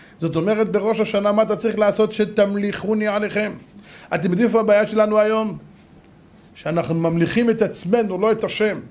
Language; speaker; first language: Hebrew; native; Hebrew